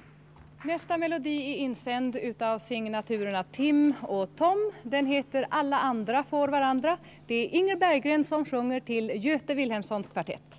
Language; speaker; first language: Swedish; native; Swedish